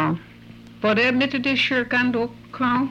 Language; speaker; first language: Swedish; early bilingual, heritage; English